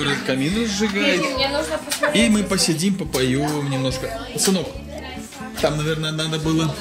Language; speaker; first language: Russian; native; Russian